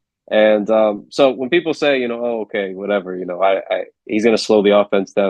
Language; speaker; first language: English; native; English